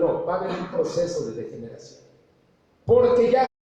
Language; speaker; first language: Spanish; native; Spanish